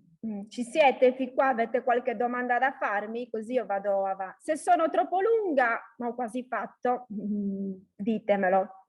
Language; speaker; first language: Italian; native; Italian